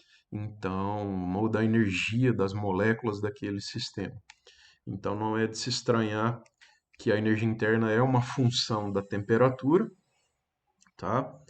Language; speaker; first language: Portuguese; native; Portuguese